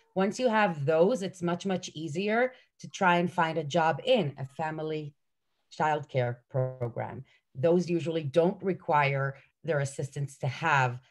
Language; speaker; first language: English; non-native, fluent; Hebrew